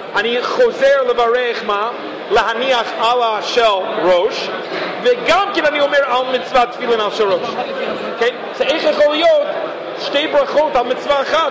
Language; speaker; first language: Hebrew; non-native, fluent; English